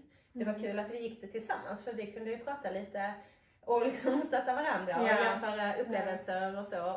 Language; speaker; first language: Swedish; native; Swedish